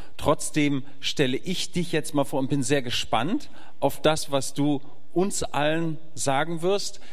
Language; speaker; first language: German; native; German